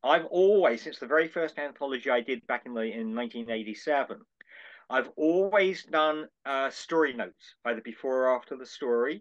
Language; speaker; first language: English; native; English